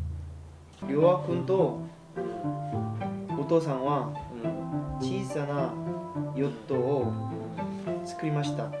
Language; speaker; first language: Japanese; non-native, learner; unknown